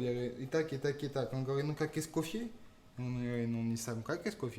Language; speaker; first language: Russian; non-native, fluent; French